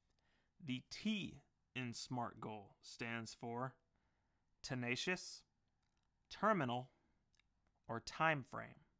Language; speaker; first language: English; native; English